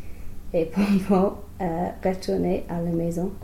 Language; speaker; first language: French; non-native, learner; English